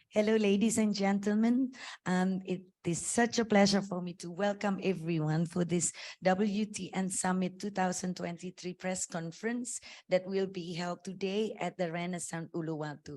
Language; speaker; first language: English; non-native, fluent; Indonesian